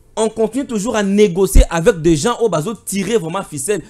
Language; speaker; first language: French; non-native, local second language; Lingala